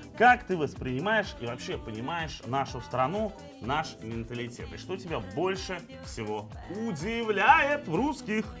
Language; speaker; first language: Russian; native; Russian